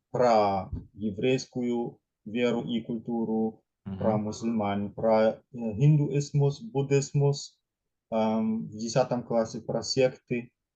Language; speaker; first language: Russian; non-native, fluent; German